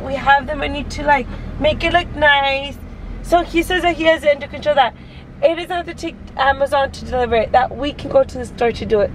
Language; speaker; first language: English; early bilingual, other home language; Spanish